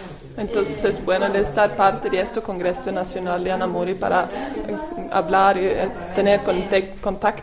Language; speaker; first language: Spanish; non-native, learner; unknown